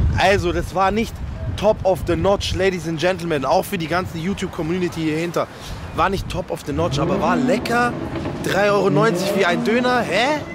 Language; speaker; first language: German; native; German